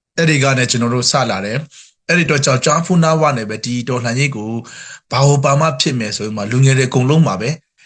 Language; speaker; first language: Burmese; non-native, local second language; Hakha Chin